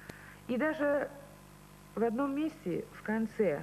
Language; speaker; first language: Russian; native; Russian